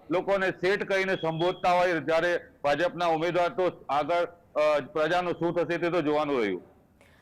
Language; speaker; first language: Gujarati; native; Gujarati